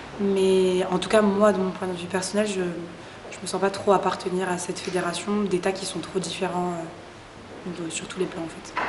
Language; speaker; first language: French; native; French